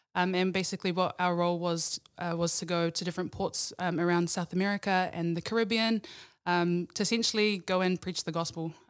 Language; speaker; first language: English; early bilingual, other home language; Samoan